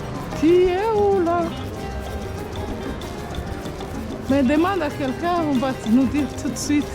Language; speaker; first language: French; non-native, local second language; Kinyarwanda